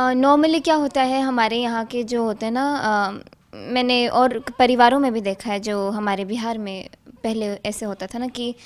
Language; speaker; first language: Hindi; native; Hindi